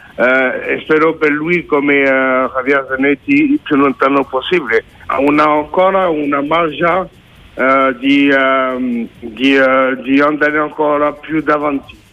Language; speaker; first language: Italian; non-native, learner; French